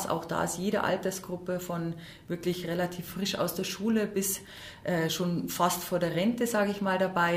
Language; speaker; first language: German; native; German